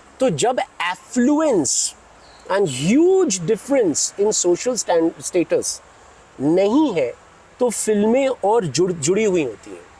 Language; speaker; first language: Hindi; non-native, local second language; Bangla